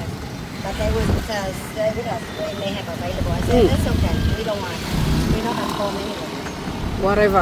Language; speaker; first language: English; non-native, fluent; Vietnamese